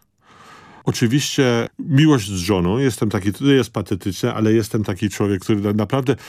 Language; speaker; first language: Polish; early bilingual, other home language; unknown